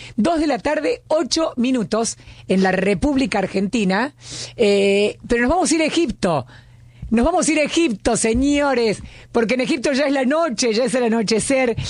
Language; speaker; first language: Spanish; native; Spanish